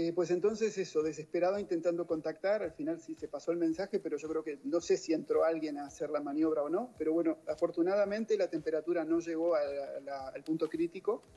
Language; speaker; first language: Spanish; native; Spanish